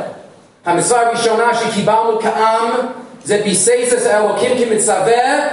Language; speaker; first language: Hebrew; non-native, fluent; English